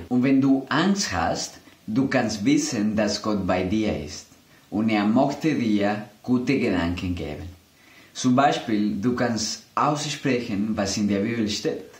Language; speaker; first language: German; non-native, fluent; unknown